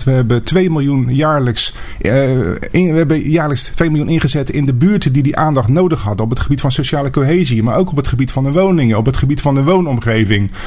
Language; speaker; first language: Dutch; native; Dutch